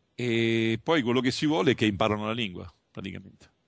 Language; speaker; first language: Italian; native; Italian